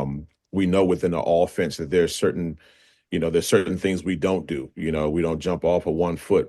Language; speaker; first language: English; native; English